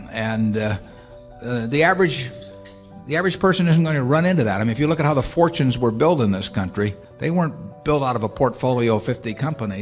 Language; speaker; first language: English; native; English